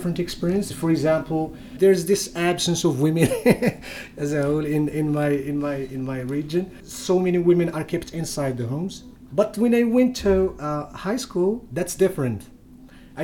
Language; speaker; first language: English; non-native, fluent; Berber languages